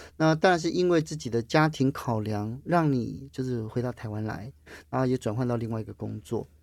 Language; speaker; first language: Chinese; native; Chinese